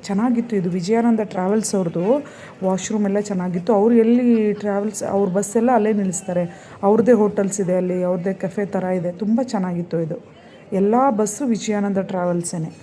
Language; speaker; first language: Kannada; non-native, local second language; Lambadi